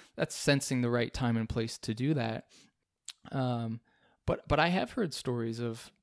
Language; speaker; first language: English; native; English